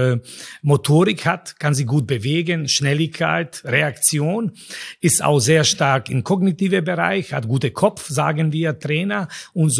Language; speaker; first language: German; non-native, fluent; Croatian